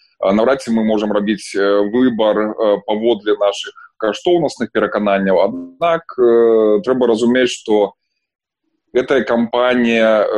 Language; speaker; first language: Belarusian; non-native, local second language; Russian